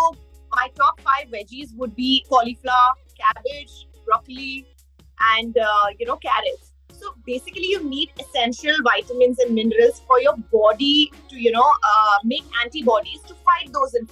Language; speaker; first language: English; non-native, local second language; Hindi